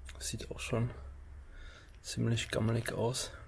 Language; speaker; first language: German; native; German